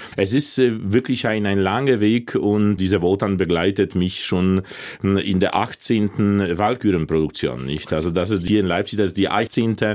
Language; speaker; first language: German; non-native, fluent; Polish